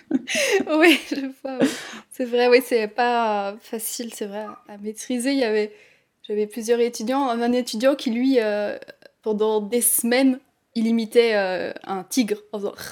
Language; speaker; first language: French; native; French